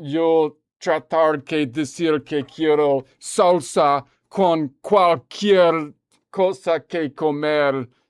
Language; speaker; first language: Spanish; non-native, learner; English